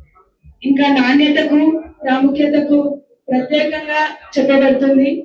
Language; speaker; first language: Telugu; native; Telugu